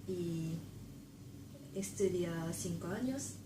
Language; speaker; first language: Spanish; non-native, learner; Japanese